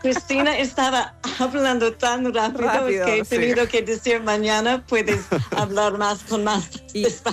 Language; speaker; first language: Spanish; non-native, fluent; English